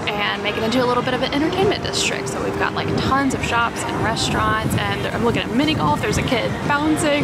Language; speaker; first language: English; native; English